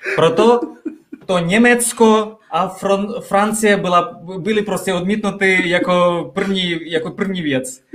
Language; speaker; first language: Czech; non-native, fluent; Russian